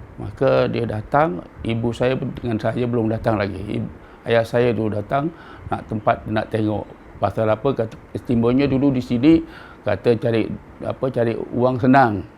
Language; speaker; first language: Malay; early bilingual, other home language; Madurese